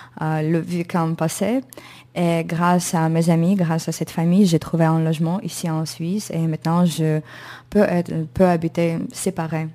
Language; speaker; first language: French; non-native, learner; Ukrainian